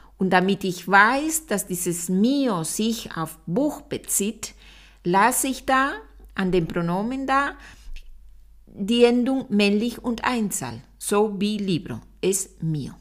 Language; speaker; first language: German; non-native, fluent; Spanish